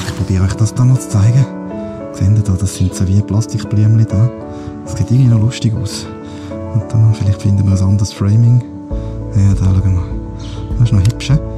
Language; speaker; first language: German; native; German